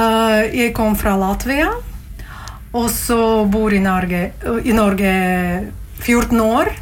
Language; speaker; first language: Norwegian; non-native, learner; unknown